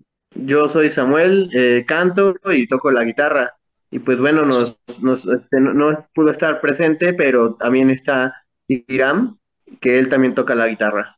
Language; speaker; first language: Spanish; native; Spanish